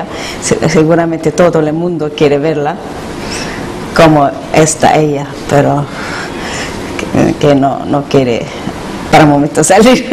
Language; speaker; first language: Spanish; non-native, learner; Korean